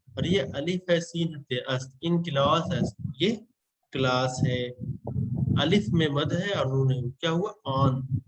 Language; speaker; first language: Hindi; native; Hindi